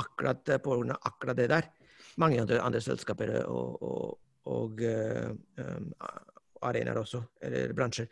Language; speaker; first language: Norwegian; non-native, fluent; Spanish